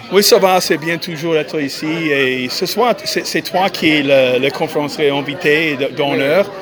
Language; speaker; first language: French; non-native, fluent; English